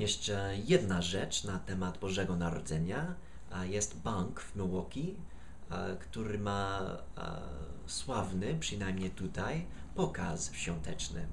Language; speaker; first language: Polish; non-native, fluent; English